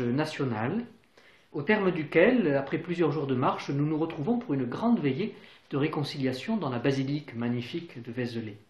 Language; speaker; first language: French; native; French